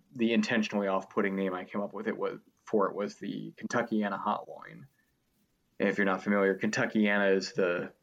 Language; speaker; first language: English; native; English